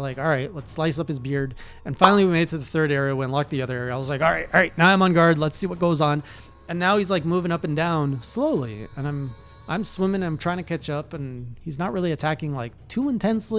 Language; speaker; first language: English; native; English